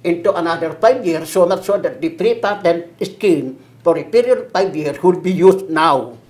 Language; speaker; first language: English; non-native, local second language; Filipino